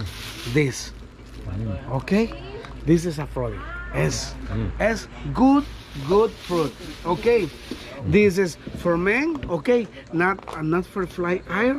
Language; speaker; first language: English; non-native, learner; Spanish